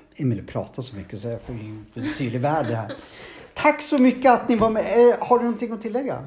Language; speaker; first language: Swedish; native; Swedish